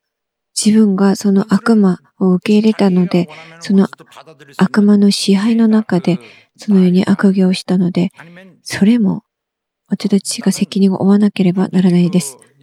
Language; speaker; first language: Japanese; non-native, fluent; Korean